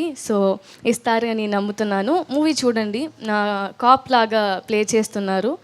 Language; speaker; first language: Telugu; non-native, learner; Tamil